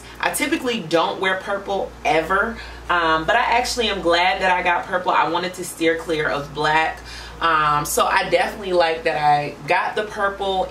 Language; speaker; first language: English; native; English